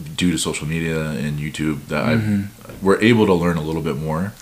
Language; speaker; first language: English; native; English